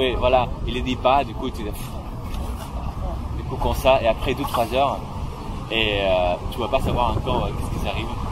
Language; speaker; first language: French; non-native, fluent; Spanish